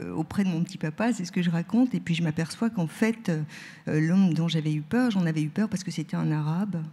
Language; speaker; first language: French; native; French